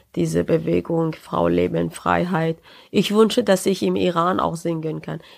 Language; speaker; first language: German; non-native, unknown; Persian